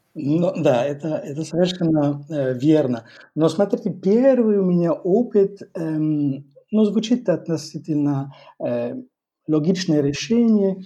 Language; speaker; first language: Russian; non-native, fluent; French